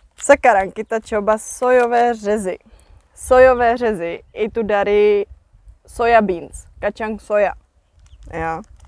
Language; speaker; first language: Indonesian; non-native, fluent; Czech